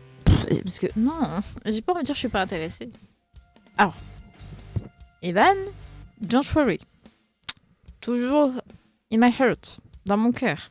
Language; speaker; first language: French; native; French